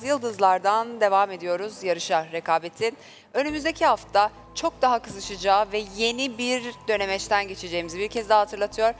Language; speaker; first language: Turkish; native; Turkish